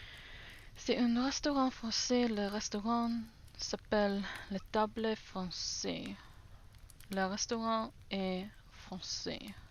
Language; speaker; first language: French; non-native, learner; English